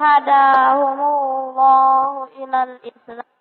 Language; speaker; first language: Arabic; non-native, learner; Indonesian